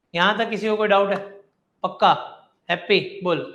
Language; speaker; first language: Hindi; non-native, local second language; Gujarati